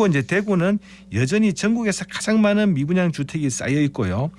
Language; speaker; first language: Korean; native; Korean